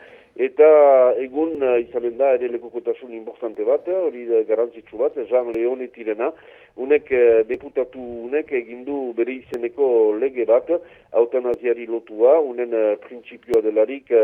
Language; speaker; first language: Basque; native; Basque